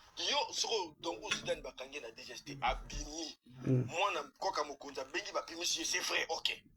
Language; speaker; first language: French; non-native, local second language; Lingala